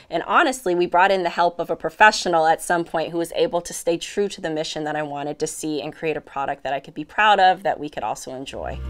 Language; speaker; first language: English; native; English